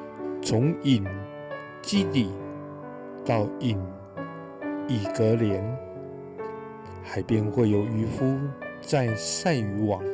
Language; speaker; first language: Chinese; native; Chinese